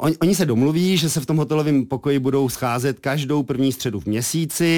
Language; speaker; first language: Czech; native; Czech